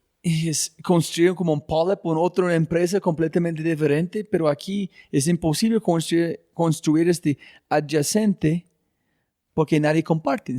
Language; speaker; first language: Spanish; non-native, fluent; English